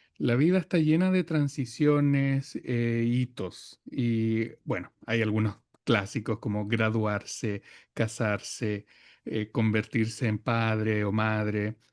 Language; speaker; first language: Spanish; native; Spanish